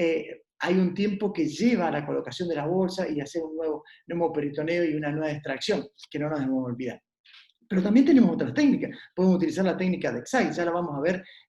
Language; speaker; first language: Spanish; native; Spanish